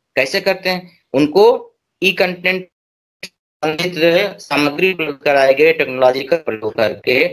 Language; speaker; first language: Hindi; native; Hindi